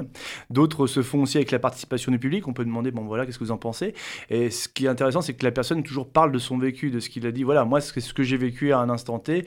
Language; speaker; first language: French; native; French